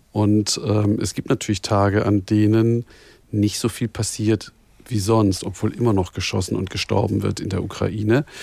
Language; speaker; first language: German; native; German